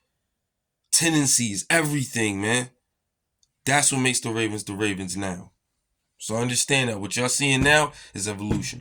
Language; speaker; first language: English; native; English